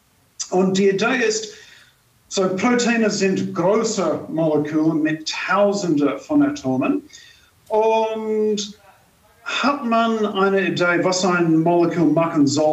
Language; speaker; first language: German; non-native, fluent; English